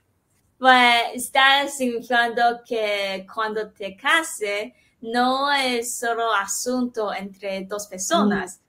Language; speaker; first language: Spanish; non-native, fluent; Chinese